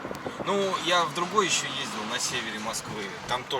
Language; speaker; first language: Russian; native; Russian